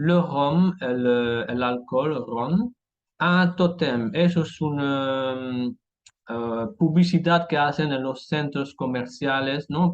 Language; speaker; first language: Spanish; non-native, fluent; French